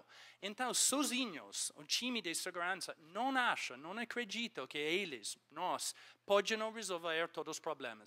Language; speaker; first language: Portuguese; non-native, fluent; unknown